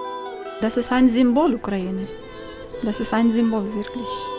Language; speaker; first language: German; non-native, learner; Ukrainian